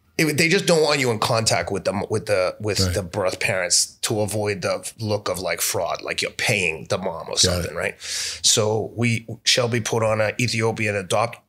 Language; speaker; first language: English; native; English